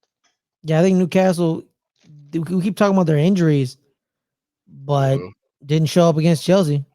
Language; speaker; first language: English; native; English